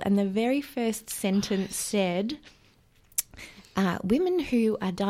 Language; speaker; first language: English; native; English